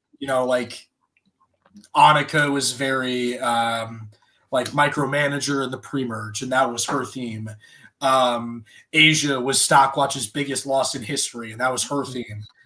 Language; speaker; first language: English; native; English